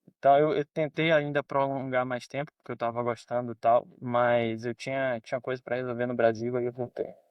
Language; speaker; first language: Portuguese; native; Portuguese